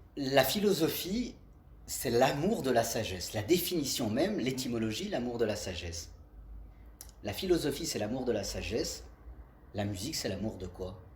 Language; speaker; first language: French; native; French